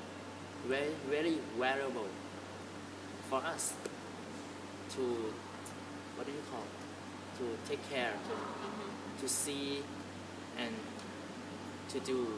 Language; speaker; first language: English; non-native, learner; Thai